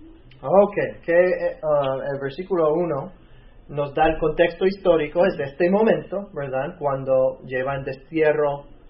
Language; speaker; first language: Spanish; native; Spanish